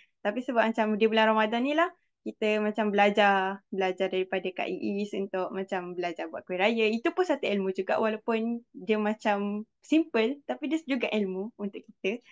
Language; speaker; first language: Malay; native; Malay